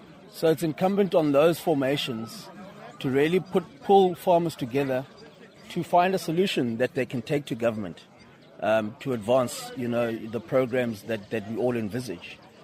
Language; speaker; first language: English; non-native, local second language; Xhosa